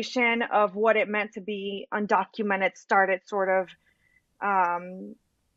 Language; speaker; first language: English; early bilingual, other home language; Spanish